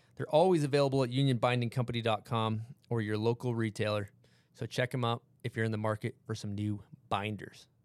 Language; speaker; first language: English; native; English